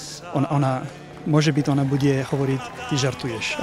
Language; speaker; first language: Slovak; non-native, learner; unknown